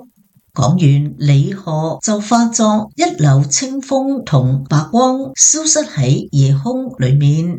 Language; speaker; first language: Chinese; native; Chinese